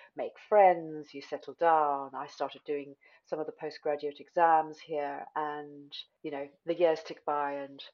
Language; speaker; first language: English; native; English